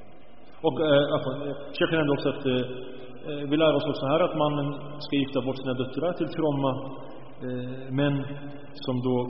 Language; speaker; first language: Swedish; early bilingual, other home language; Arabic